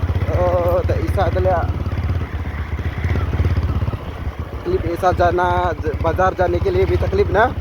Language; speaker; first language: Hindi; non-native, learner; Malay